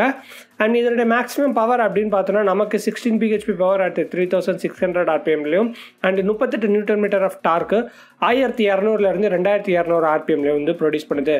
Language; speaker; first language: Tamil; native; Tamil